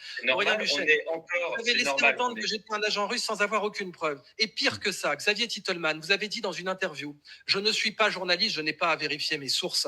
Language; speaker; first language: French; native; French